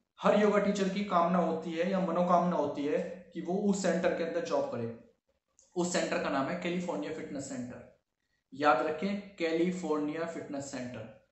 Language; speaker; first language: Hindi; native; Hindi